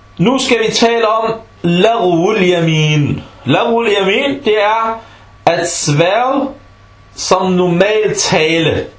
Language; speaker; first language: Danish; non-native, fluent; Arabic